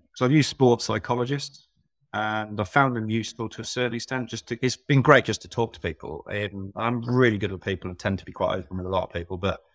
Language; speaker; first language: English; native; English